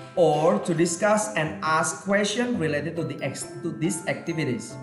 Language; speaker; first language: English; non-native, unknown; Indonesian